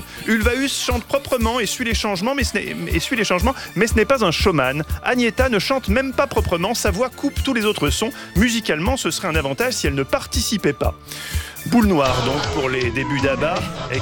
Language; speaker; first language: French; native; French